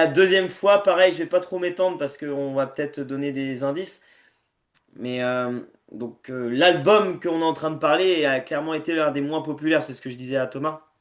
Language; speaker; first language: French; native; French